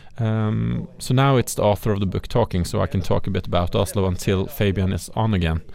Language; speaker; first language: English; non-native, fluent; Norwegian